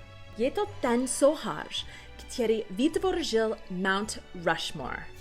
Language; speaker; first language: Czech; non-native, learner; English